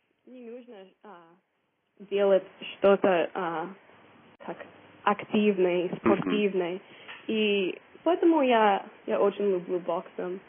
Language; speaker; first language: Russian; non-native, learner; English